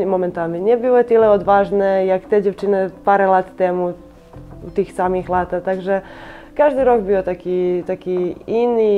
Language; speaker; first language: Polish; non-native, fluent; Serbian